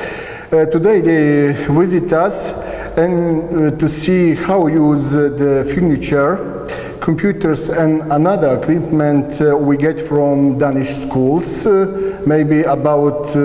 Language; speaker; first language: English; non-native, learner; Bosnian